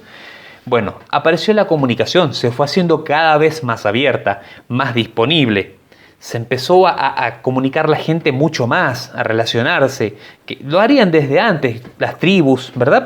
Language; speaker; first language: Spanish; native; Spanish